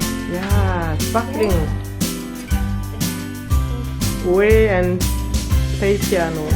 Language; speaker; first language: English; non-native, learner; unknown